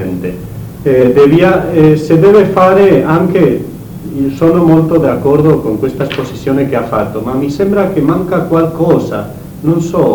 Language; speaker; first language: Italian; non-native, learner; Spanish